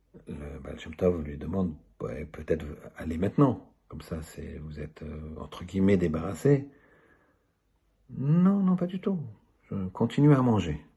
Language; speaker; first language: French; native; French